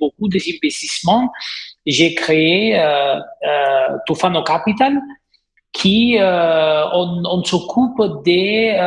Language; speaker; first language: French; non-native, fluent; Italian